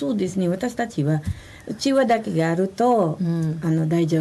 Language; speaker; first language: Japanese; non-native, fluent; Filipino